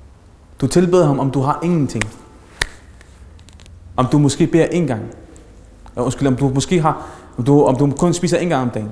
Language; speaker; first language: Danish; early bilingual, other home language; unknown